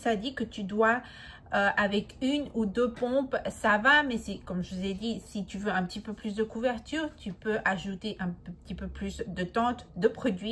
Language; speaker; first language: French; non-native, fluent; Spanish